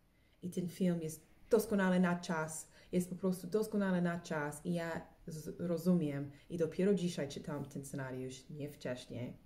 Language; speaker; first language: Polish; early bilingual, heritage; English